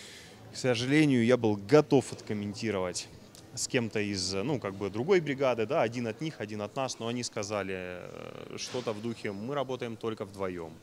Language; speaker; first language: Russian; native; Russian